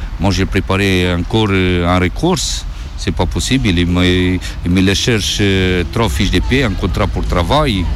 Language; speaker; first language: French; non-native, learner; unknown